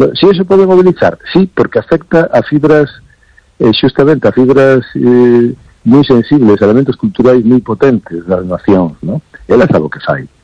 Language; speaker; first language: Galician; non-native, local second language; Spanish